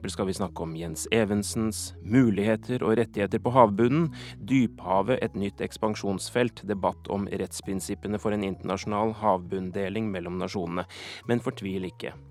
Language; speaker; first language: Norwegian; native; Norwegian